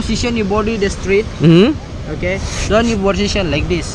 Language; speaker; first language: English; non-native, learner; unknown